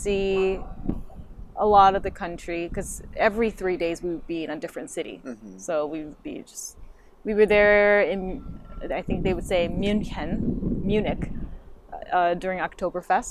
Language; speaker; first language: English; non-native, fluent; Japanese